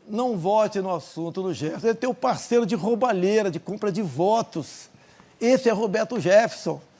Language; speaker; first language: Portuguese; native; Portuguese